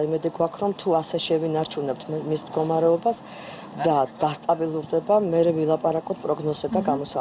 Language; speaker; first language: Georgian; native; Georgian